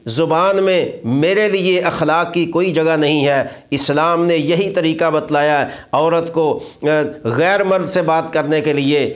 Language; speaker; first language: Urdu; non-native, local second language; Punjabi